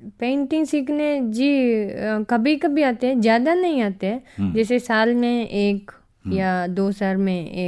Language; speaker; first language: Hindi; non-native, fluent; Japanese